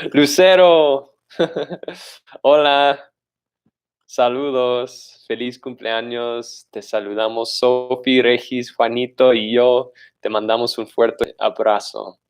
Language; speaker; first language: Spanish; non-native, fluent; English